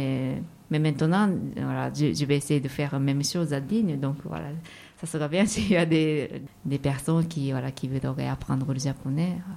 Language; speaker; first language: French; non-native, fluent; Japanese